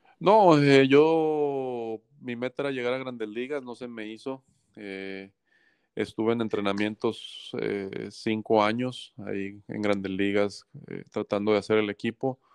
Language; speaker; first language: Spanish; native; Spanish